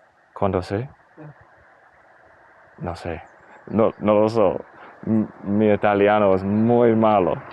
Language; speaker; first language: Italian; non-native, learner; English